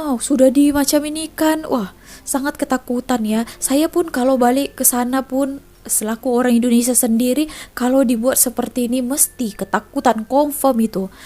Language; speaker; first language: Indonesian; native; Indonesian